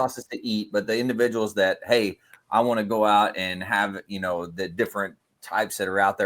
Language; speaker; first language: English; native; English